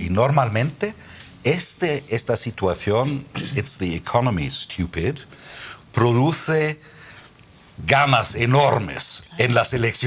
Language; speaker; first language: Spanish; non-native, fluent; German